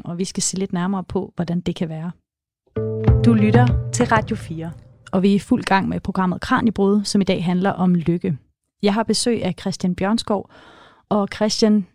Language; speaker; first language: Danish; native; Danish